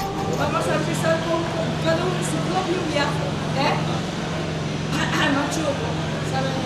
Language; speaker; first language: Spanish; non-native, learner; French